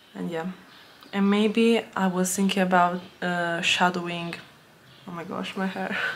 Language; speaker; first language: English; non-native, fluent; Italian